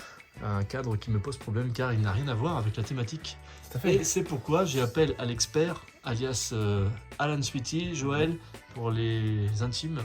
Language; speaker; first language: French; native; French